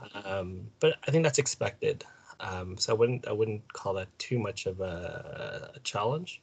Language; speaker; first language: English; native; English